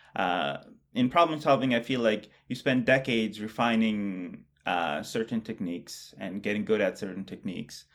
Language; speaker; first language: English; non-native, local second language; Bangla